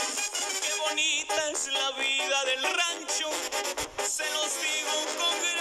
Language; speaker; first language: Spanish; native; Spanish